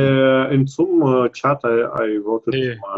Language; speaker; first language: English; non-native, learner; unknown